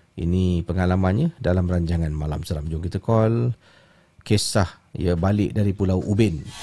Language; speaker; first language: Malay; native; Malay